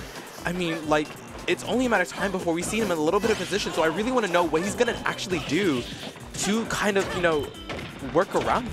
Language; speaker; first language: English; native; English